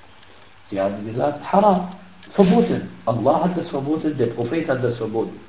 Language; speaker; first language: German; non-native, fluent; Arabic